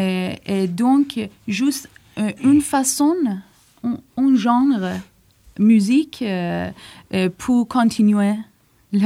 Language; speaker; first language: French; non-native, learner; Persian